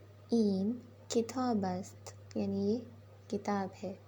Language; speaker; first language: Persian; non-native, fluent; Urdu